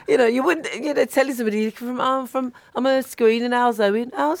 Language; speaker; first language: English; native; English